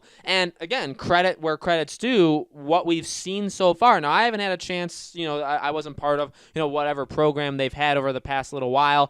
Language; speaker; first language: English; native; English